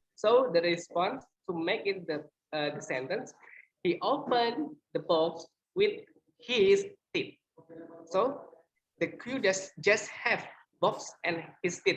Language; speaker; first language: English; non-native, learner; Indonesian